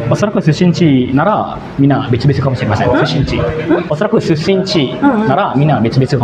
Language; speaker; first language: Japanese; non-native, fluent; Indonesian